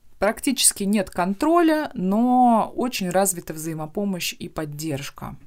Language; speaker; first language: Russian; native; Russian